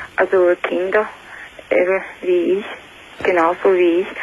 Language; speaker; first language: German; non-native, learner; Russian